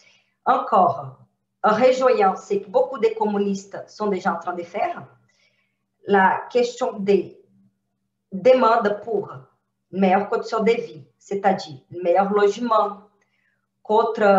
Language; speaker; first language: French; non-native, fluent; Portuguese